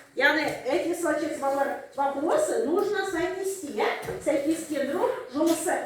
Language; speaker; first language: Russian; non-native, local second language; Kazakh